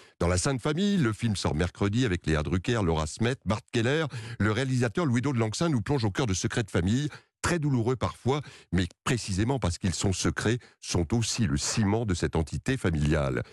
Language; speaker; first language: French; native; French